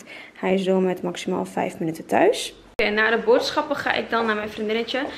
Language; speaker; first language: Dutch; native; Dutch